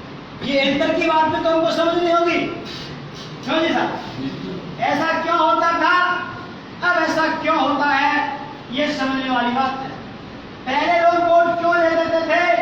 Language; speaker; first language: Hindi; native; Hindi